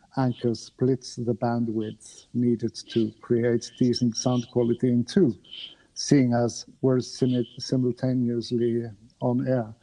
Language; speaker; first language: English; non-native, fluent; Norwegian